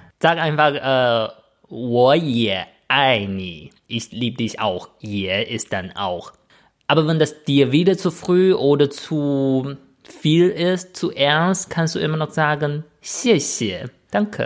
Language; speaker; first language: German; non-native, fluent; Chinese